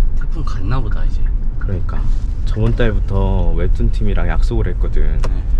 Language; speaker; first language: Korean; native; Korean